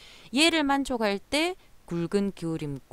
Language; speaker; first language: Korean; native; Korean